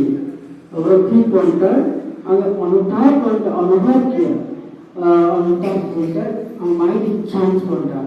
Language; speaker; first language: Tamil; non-native, learner; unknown